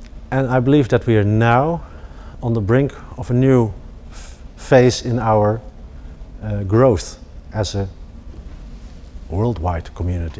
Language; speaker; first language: English; non-native, fluent; Dutch